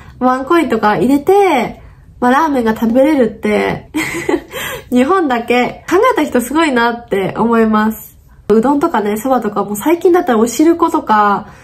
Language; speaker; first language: Japanese; non-native, fluent; German